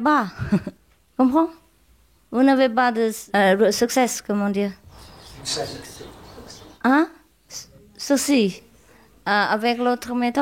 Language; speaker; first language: French; non-native, learner; Chinese